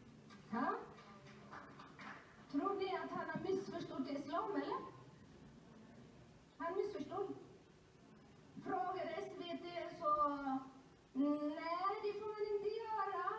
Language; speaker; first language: Swedish; non-native, fluent; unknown